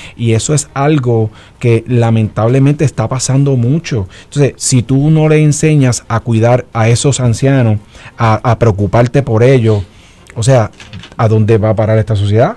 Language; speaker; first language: Spanish; native; Spanish